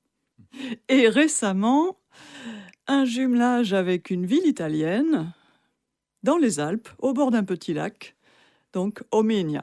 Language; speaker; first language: French; native; French